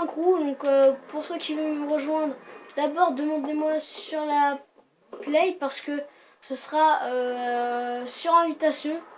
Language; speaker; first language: French; native; French